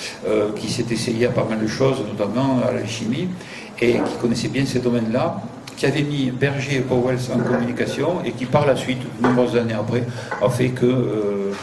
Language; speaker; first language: French; native; French